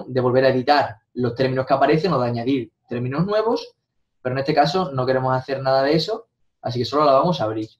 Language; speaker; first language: Spanish; native; Spanish